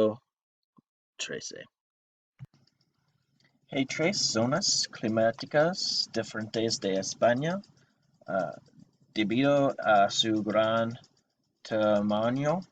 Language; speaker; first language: Spanish; non-native, learner; English